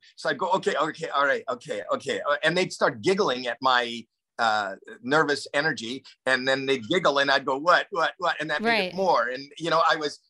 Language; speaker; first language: English; native; English